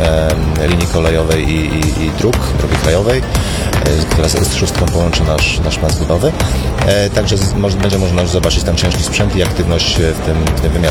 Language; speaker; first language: Polish; native; Polish